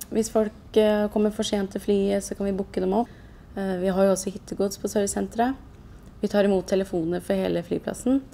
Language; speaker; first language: Norwegian; native; Norwegian